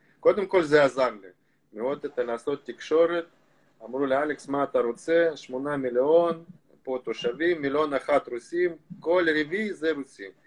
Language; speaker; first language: Hebrew; non-native, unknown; Russian